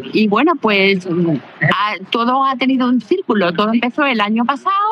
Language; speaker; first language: Spanish; native; Spanish